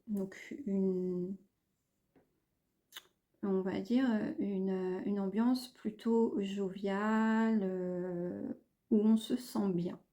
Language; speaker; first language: French; native; French